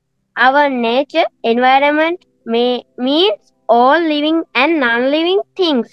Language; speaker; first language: English; non-native, learner; Sinhala